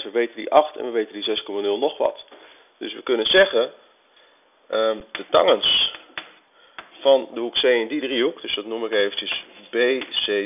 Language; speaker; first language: Dutch; native; Dutch